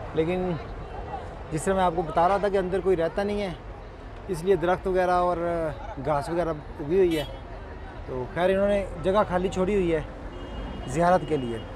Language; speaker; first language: Urdu; non-native, local second language; Punjabi